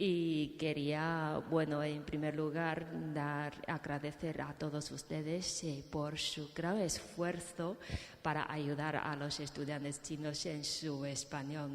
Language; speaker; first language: Spanish; non-native, fluent; Chinese